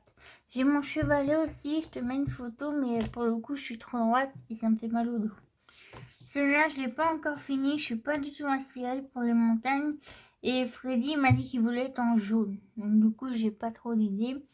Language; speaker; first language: French; native; French